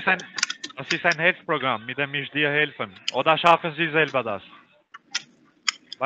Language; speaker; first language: German; early bilingual, other home language; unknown